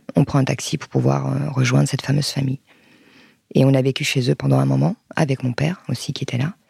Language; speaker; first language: French; early bilingual, other home language; Arabic